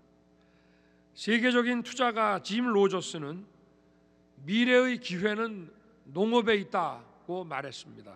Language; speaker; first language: Korean; native; Korean